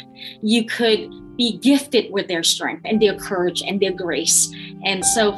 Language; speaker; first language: English; early bilingual, other home language; Khmer